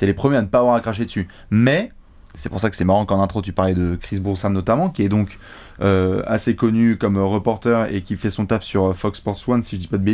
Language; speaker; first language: French; native; French